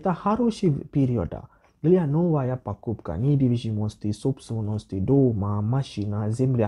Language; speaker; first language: Russian; non-native, learner; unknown